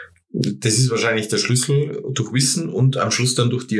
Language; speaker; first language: German; native; German